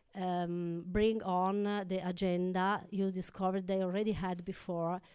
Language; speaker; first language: English; non-native, fluent; Italian